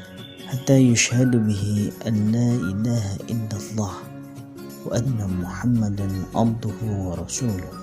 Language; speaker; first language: Arabic; non-native, learner; Indonesian